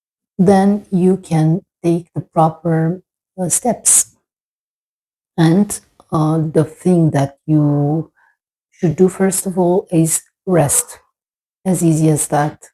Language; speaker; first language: English; non-native, fluent; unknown